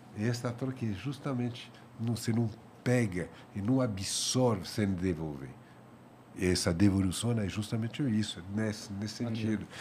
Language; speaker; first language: Portuguese; non-native, fluent; French